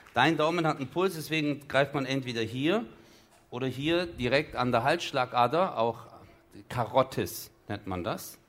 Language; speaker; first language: German; early bilingual, other home language; Turkish